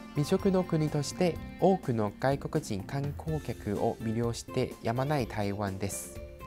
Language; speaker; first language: Japanese; non-native, fluent; Chinese